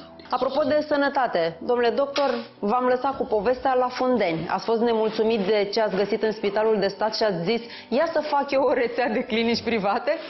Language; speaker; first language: Romanian; native; Romanian